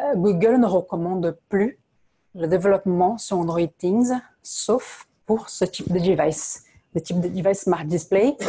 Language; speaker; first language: French; non-native, fluent; Portuguese